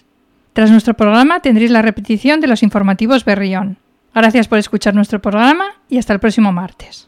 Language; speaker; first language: Spanish; native; Spanish